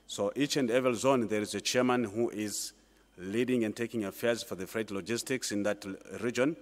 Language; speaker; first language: English; non-native, local second language; Swahili